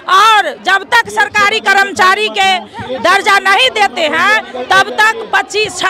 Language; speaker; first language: Hindi; native; Hindi